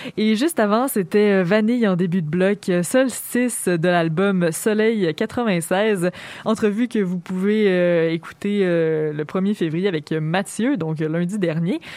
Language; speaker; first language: French; native; French